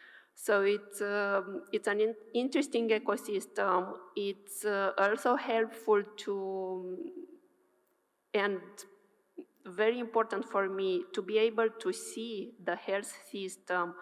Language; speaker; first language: English; non-native, fluent; Romanian